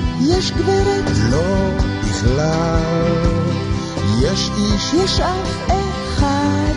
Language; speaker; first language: Hebrew; non-native, learner; Portuguese